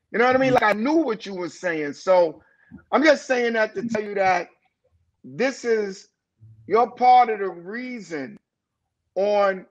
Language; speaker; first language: English; native; English